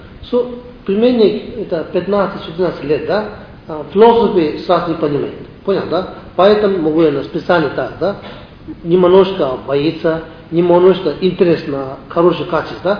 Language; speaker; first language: Russian; non-native, learner; Tibetan